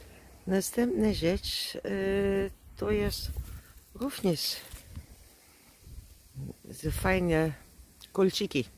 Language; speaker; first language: Polish; non-native, learner; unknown